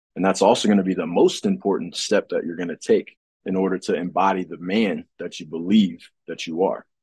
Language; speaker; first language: English; native; English